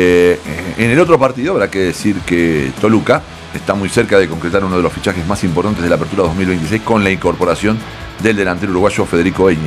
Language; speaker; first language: Spanish; native; Spanish